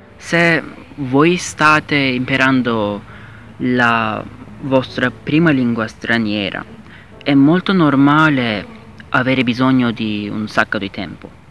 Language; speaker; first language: Italian; non-native, learner; Turkish